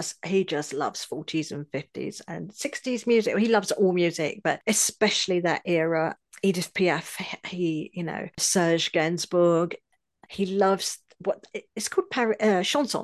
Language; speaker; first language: English; native; English